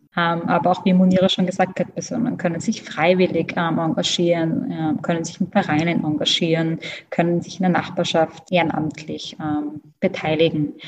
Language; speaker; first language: German; native; German